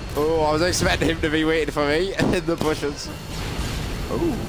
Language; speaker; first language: English; native; English